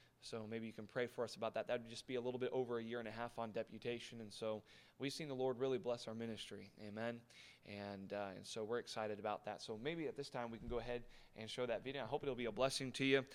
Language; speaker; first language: English; early bilingual, other home language; German